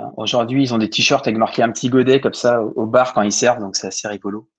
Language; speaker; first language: French; native; French